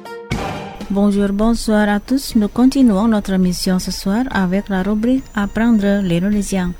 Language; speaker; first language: French; non-native, fluent; Indonesian